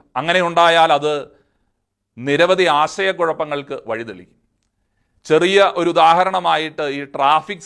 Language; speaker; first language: Malayalam; native; Malayalam